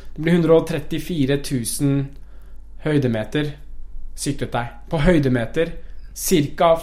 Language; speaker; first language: Norwegian; non-native, local second language; Persian